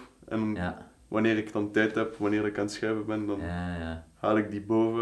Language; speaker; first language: Dutch; native; Dutch